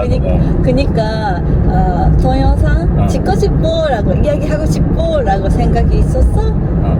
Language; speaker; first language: Korean; non-native, learner; Japanese